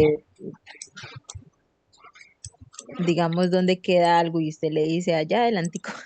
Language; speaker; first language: Spanish; native; Spanish